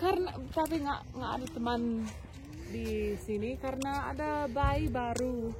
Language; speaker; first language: Indonesian; non-native, learner; English